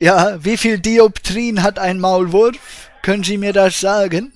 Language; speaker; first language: German; native; German